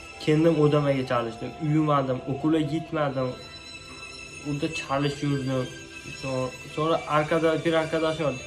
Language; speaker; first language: Turkish; non-native, learner; Uzbek